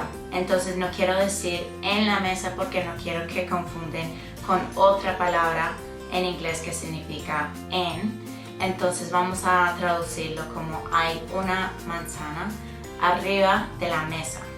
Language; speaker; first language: Spanish; non-native, fluent; English